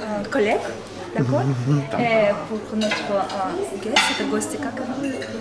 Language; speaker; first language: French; non-native, learner; Russian